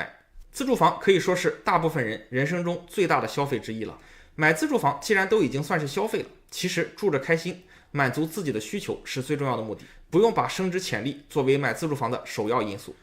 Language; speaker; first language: Chinese; native; Chinese